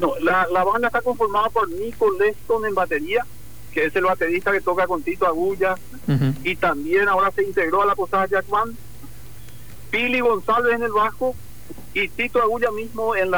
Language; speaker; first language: Spanish; native; Spanish